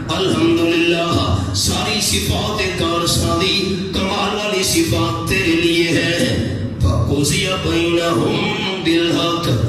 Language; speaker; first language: Urdu; non-native, local second language; Pashto